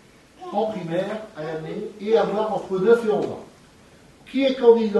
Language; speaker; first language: French; native; French